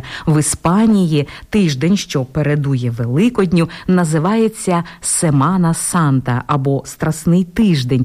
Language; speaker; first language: Ukrainian; native; Ukrainian